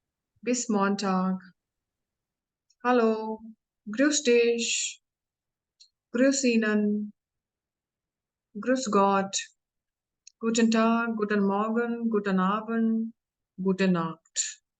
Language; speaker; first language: German; non-native, learner; Hindi